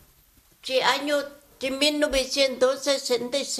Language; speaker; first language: Spanish; non-native, learner; Vietnamese